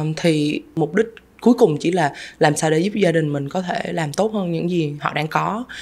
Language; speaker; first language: Vietnamese; native; Vietnamese